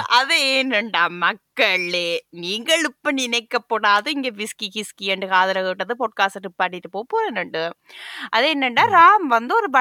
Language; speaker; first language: Tamil; native; Tamil